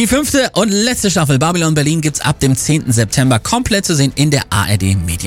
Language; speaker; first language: German; native; German